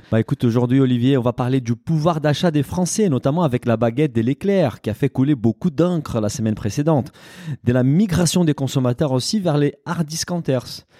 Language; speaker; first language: French; non-native, fluent; Portuguese